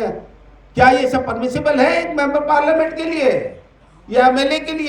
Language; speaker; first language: Hindi; native; Hindi